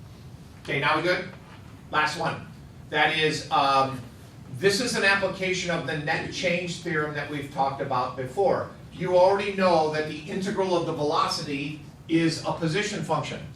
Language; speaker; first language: English; native; English